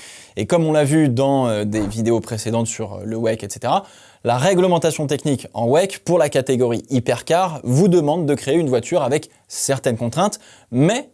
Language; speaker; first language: French; native; French